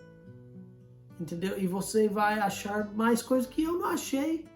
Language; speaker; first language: Portuguese; non-native, fluent; English